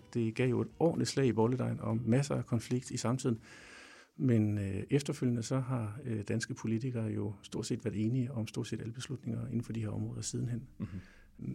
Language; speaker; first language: Danish; native; Danish